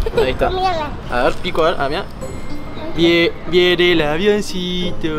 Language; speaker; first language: Spanish; native; Spanish